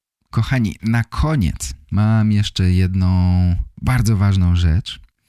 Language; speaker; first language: Polish; native; Polish